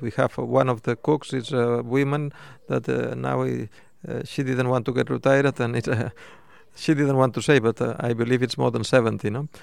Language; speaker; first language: English; non-native, fluent; Spanish